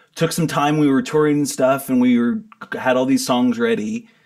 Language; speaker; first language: English; native; English